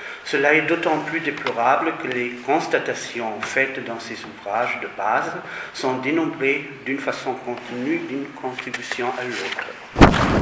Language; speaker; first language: French; non-native, fluent; German